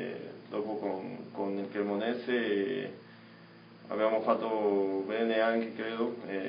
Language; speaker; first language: Italian; non-native, learner; Spanish